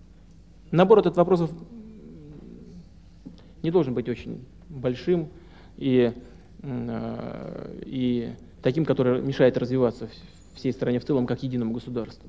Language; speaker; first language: Russian; native; Russian